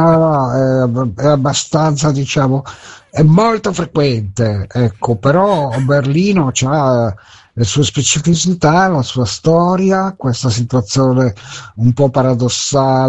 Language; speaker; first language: Italian; native; Italian